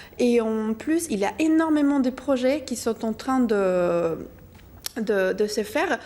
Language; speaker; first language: French; non-native, fluent; Spanish